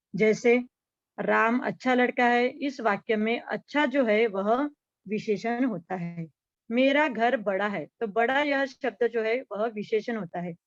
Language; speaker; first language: Hindi; non-native, local second language; Marathi